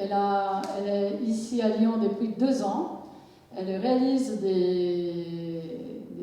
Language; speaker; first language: French; non-native, fluent; Italian